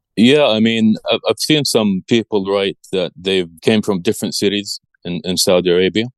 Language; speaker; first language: English; early bilingual, other home language; Arabic